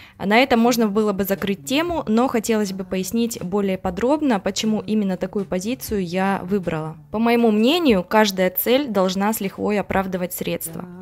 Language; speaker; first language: Russian; native; Russian